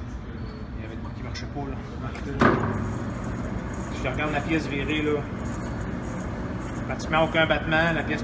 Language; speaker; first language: French; native; French